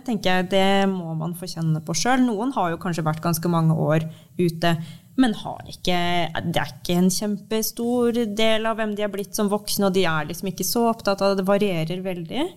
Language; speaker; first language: Norwegian; native; Norwegian